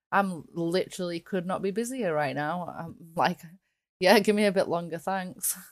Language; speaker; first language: English; native; English